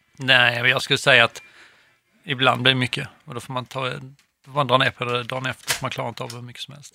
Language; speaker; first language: Swedish; native; Swedish